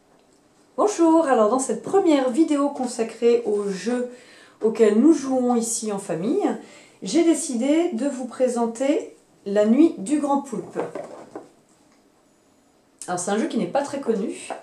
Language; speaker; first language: French; native; French